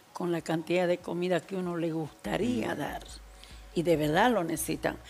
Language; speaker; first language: Spanish; native; Spanish